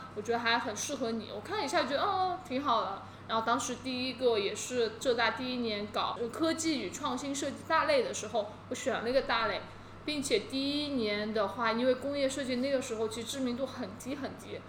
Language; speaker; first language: Chinese; native; Chinese